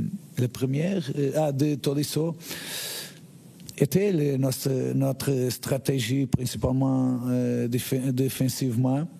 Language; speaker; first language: French; non-native, learner; Portuguese